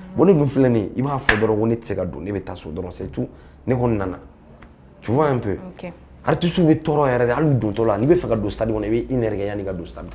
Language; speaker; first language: French; non-native, local second language; Tamasheq